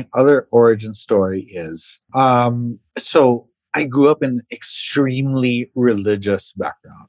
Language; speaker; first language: English; non-native, local second language; Cebuano